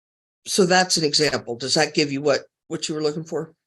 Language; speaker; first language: English; native; English